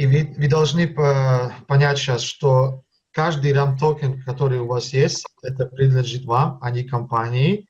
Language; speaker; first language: Russian; early bilingual, heritage; Russian